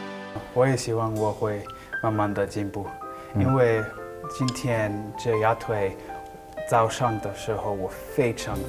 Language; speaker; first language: Chinese; non-native, learner; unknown